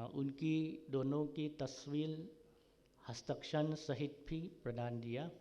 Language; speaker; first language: Hindi; non-native, learner; Thai